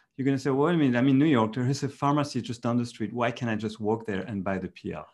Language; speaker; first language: English; non-native, fluent; French